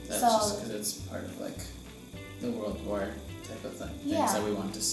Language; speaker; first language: English; native; English